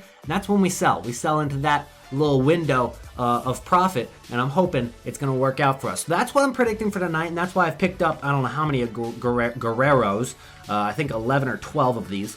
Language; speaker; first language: English; native; English